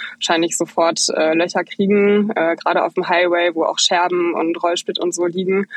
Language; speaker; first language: German; native; German